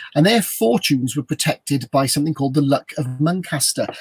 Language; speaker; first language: English; native; English